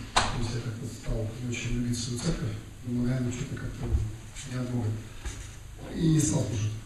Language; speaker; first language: Russian; native; Russian